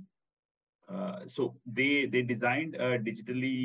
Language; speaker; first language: English; non-native, local second language; Hindi